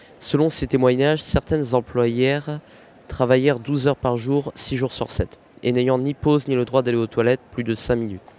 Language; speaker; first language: French; native; French